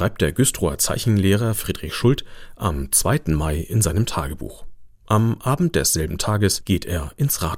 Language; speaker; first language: German; native; German